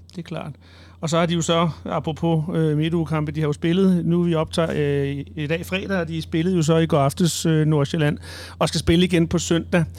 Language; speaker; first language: Danish; native; Danish